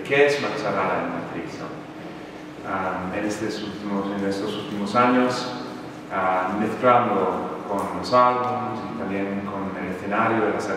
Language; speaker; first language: Spanish; non-native, fluent; English